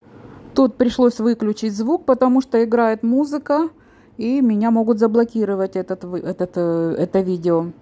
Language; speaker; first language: Russian; native; Russian